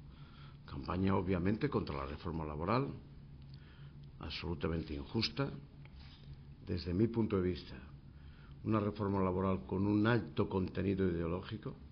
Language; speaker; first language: Spanish; native; Spanish